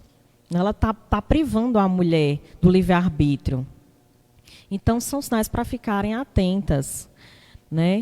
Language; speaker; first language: Portuguese; native; Portuguese